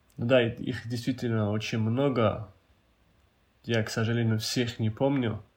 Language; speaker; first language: Russian; non-native, local second language; Avaric